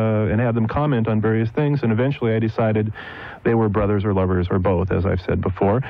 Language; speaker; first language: English; native; English